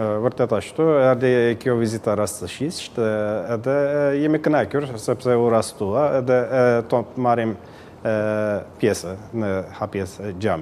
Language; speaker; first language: Albanian; early bilingual, heritage; Albanian